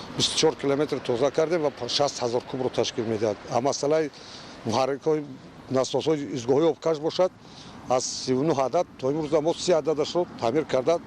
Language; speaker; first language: Tajik; native; Tajik